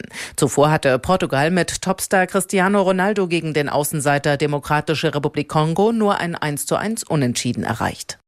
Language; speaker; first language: German; native; German